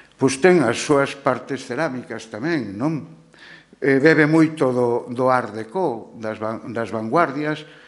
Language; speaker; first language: Galician; non-native, local second language; Spanish